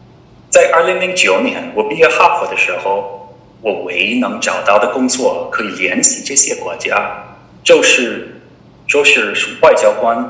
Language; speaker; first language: Chinese; non-native, fluent; English